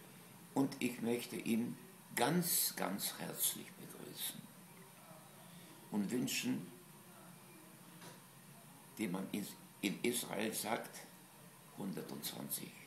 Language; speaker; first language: German; non-native, fluent; Polish